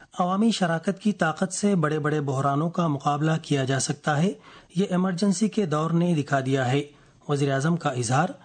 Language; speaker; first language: Urdu; native; Urdu